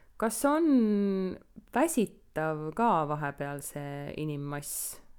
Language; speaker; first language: Estonian; native; Estonian